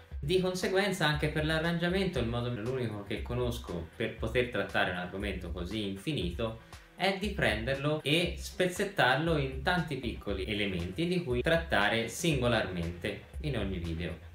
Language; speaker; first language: Italian; native; Italian